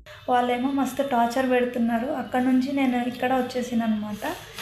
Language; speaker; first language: Telugu; non-native, local second language; Hindi